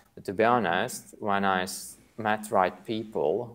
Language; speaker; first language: English; non-native, fluent; Latvian